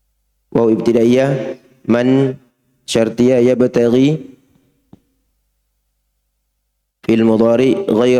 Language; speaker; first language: Arabic; non-native, learner; Indonesian